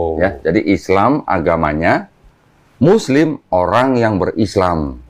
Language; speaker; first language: Indonesian; native; Indonesian